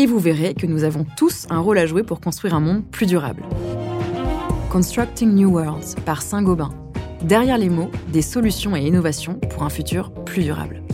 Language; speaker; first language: French; native; French